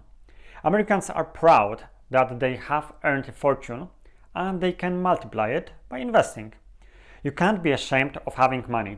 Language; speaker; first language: English; non-native, fluent; Polish